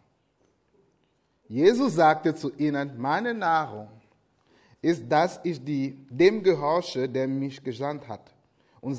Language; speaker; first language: German; non-native, fluent; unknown